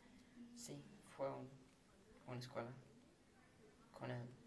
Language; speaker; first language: Spanish; non-native, learner; English